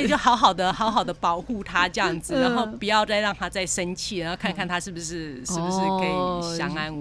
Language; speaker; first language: Chinese; native; Chinese